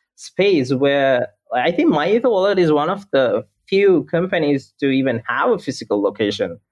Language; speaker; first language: English; non-native, local second language; Sinhala